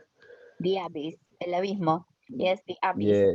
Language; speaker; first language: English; non-native, fluent; Spanish